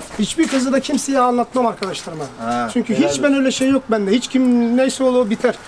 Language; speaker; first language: Turkish; early bilingual, heritage; Turkish